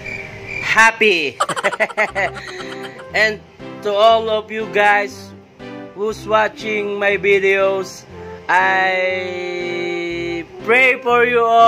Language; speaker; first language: English; non-native, local second language; Filipino